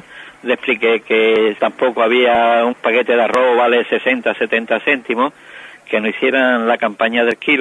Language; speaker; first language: Spanish; native; Spanish